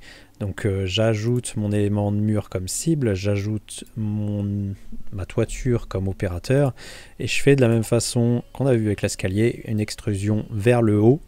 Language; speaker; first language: French; native; French